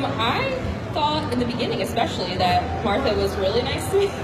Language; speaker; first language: English; native; English